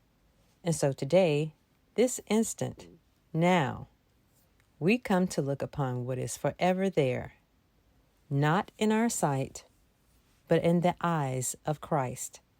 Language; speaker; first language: English; native; English